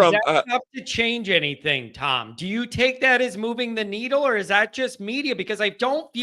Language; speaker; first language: English; native; English